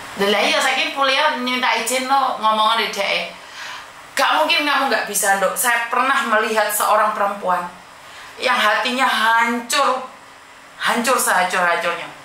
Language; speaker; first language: Indonesian; non-native, local second language; Javanese